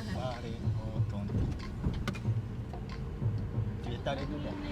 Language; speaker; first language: French; non-native, learner; Japanese